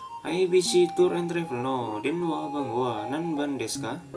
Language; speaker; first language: Japanese; non-native, learner; Indonesian